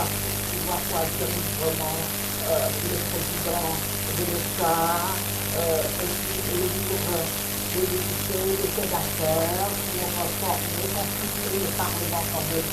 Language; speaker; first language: French; non-native, local second language; Khmer